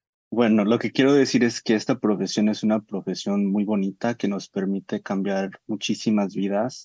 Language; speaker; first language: Spanish; early bilingual, heritage; Spanish